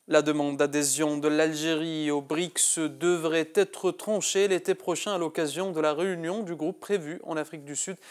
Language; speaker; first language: French; non-native, local second language; Arabic